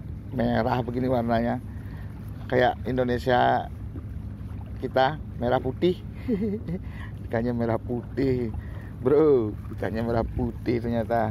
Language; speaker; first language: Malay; non-native, local second language; Balinese